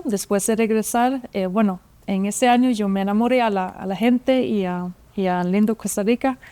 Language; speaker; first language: Spanish; non-native, fluent; German